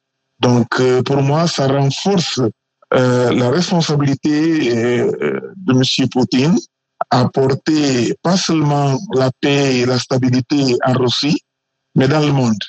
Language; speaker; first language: French; non-native, fluent; Portuguese